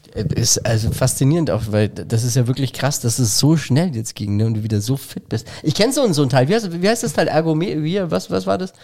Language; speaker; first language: German; native; German